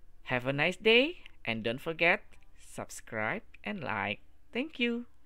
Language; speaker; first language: English; non-native, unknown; Indonesian